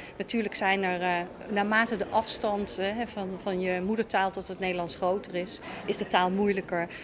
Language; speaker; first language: Dutch; native; Dutch